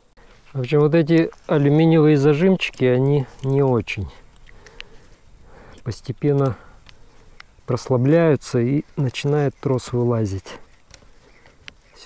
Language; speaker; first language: Russian; native; Russian